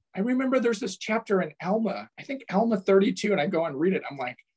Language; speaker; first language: English; native; English